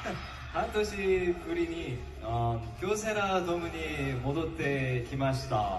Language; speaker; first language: Japanese; non-native, learner; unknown